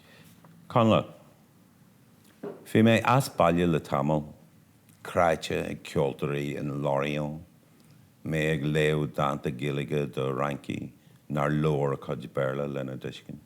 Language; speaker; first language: Irish; non-native, local second language; English